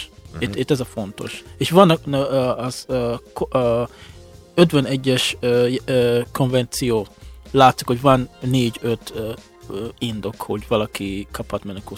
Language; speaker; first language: Hungarian; non-native, fluent; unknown